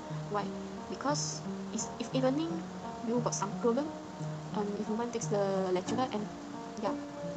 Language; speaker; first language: English; non-native, learner; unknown